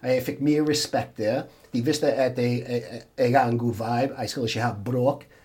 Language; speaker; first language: Norwegian; non-native, fluent; English